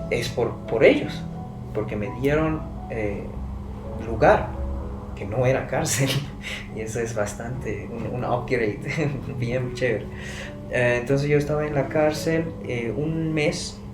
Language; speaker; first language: Spanish; non-native, fluent; Persian